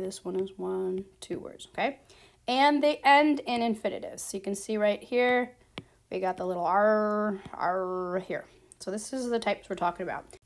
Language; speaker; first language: English; native; English